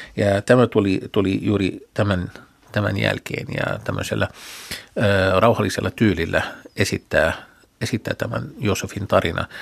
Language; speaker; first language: Finnish; non-native, fluent; Arabic